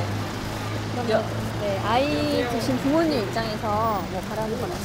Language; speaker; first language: Korean; native; Korean